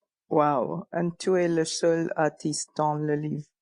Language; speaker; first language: French; non-native, learner; English